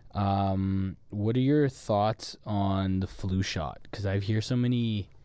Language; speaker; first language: English; native; English